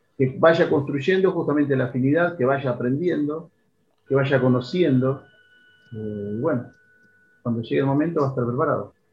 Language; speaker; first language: Spanish; native; Spanish